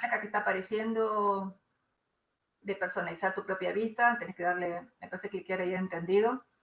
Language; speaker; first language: Spanish; native; Spanish